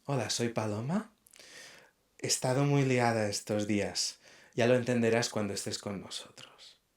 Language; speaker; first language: Spanish; non-native, local second language; Catalan